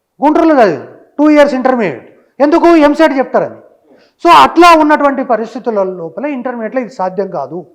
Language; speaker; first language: Telugu; native; Telugu